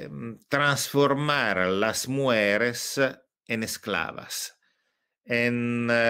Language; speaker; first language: Spanish; non-native, fluent; Italian